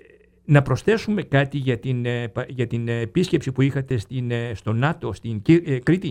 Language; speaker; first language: Greek; native; Greek